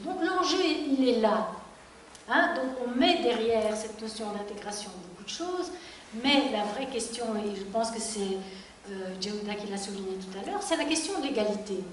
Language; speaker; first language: French; native; French